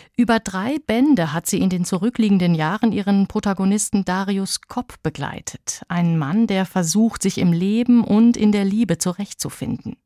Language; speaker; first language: German; native; German